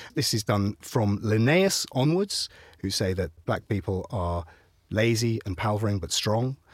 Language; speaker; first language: English; native; English